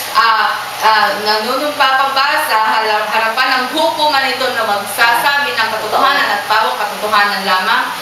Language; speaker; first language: Filipino; native; Filipino